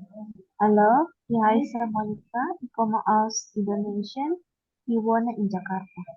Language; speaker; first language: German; non-native, learner; Indonesian